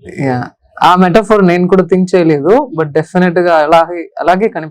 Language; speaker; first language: Telugu; non-native, local second language; Tamil